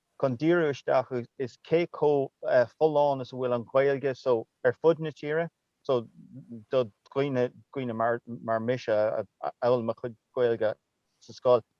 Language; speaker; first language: Irish; non-native, local second language; English